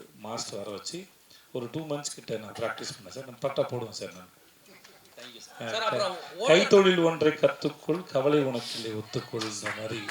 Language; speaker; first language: Tamil; native; Tamil